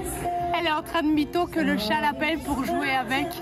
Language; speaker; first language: French; native; French